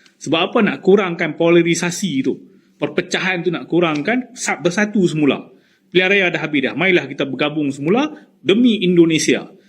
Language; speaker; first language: Malay; native; Malay